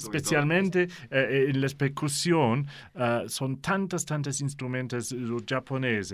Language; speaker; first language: Spanish; non-native, learner; English